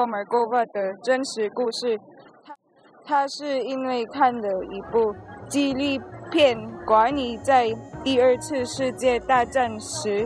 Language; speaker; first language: Chinese; non-native, learner; Filipino